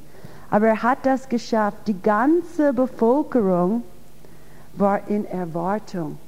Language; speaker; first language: German; non-native, fluent; English